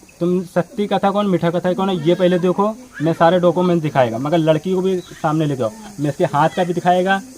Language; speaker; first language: Hindi; native; Hindi